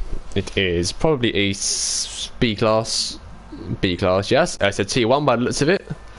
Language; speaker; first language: English; native; English